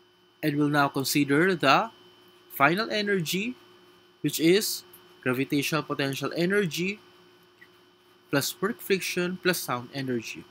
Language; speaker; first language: English; non-native, local second language; Filipino